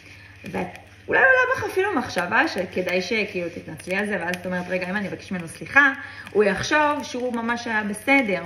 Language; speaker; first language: Hebrew; native; Hebrew